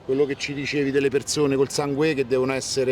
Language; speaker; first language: Italian; native; Italian